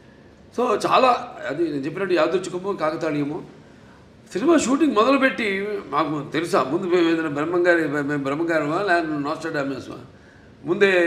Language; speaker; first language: Telugu; native; Telugu